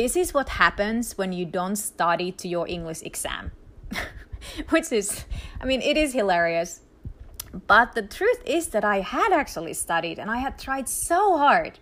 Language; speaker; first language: English; non-native, fluent; Finnish